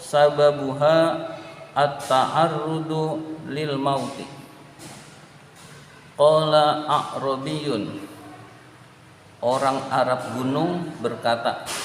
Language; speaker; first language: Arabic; non-native, fluent; Indonesian